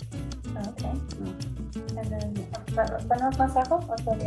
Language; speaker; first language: Spanish; early bilingual, heritage; Spanish